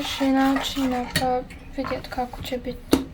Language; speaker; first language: Bosnian; native; Bosnian